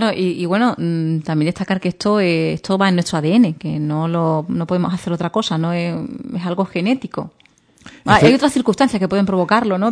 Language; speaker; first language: Spanish; native; Spanish